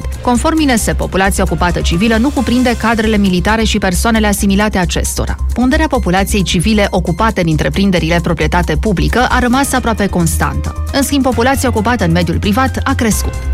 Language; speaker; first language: Romanian; native; Romanian